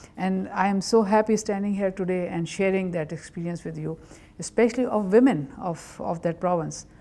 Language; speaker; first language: English; non-native, local second language; Urdu